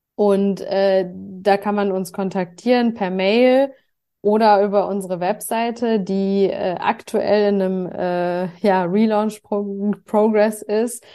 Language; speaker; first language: German; early bilingual, other home language; Turkish